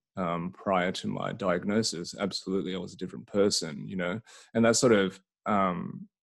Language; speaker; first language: English; native; English